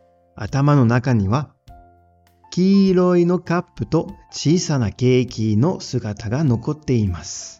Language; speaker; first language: Japanese; non-native, fluent; French